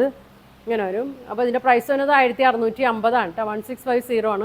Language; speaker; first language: Malayalam; native; Malayalam